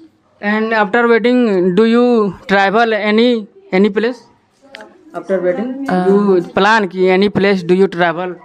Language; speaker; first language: English; non-native, learner; Hindi